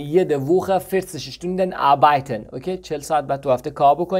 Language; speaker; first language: German; non-native, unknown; Persian